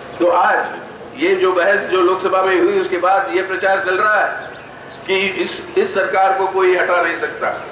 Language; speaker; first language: Hindi; non-native, local second language; Telugu